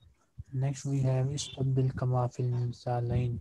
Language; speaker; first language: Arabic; non-native, fluent; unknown